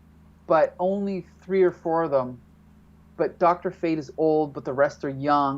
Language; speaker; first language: English; native; English